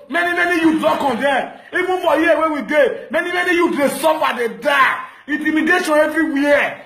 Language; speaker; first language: Nigerian Pidgin; non-native, local second language; Bini